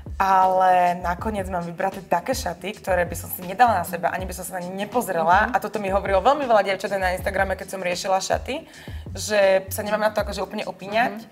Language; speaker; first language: Slovak; native; Slovak